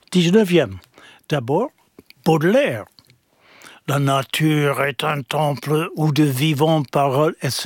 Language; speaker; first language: French; non-native, fluent; English